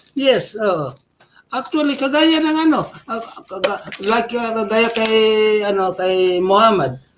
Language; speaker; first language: Filipino; non-native, local second language; Hiligaynon